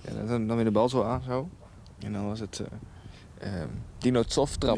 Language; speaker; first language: Dutch; native; Dutch